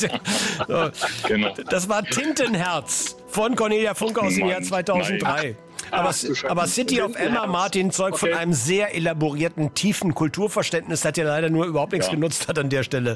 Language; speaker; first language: German; native; German